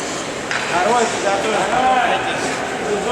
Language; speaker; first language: Russian; native; Russian